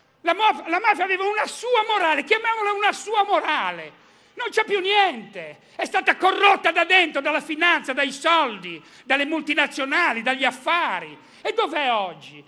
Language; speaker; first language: Italian; native; Italian